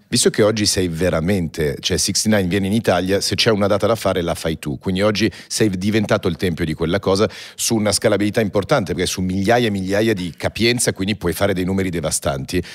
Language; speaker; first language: Italian; early bilingual, heritage; Italian